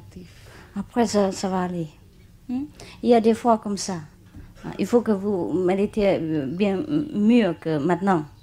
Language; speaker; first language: French; non-native, learner; Vietnamese